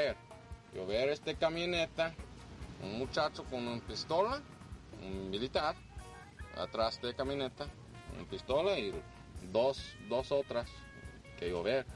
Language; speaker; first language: Spanish; non-native, learner; English